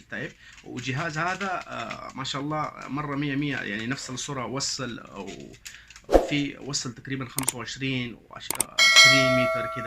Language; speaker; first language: Arabic; non-native, learner; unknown